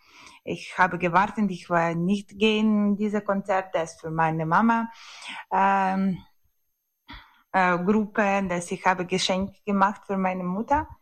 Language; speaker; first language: German; non-native, learner; Ukrainian